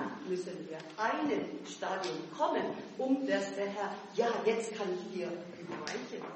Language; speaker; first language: German; non-native, fluent; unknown